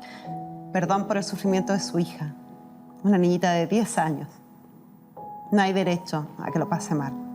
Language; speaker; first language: Spanish; native; Spanish